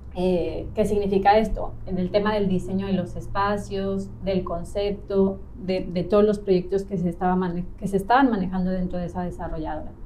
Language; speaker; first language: Spanish; native; Spanish